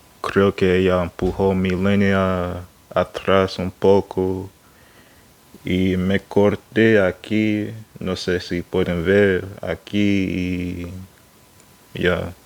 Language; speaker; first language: Spanish; non-native, learner; English